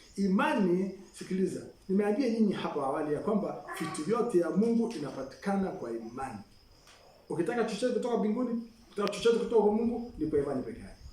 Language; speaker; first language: Swahili; non-native, local second language; Masai